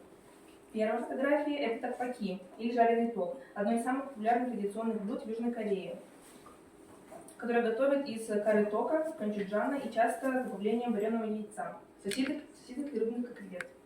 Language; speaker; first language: Russian; native; Russian